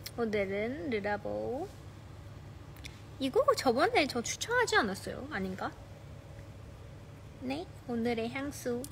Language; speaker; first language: Korean; non-native, fluent; Chinese